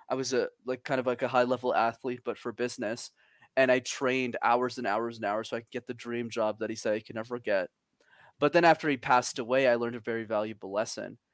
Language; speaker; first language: English; early bilingual, other home language; Tamil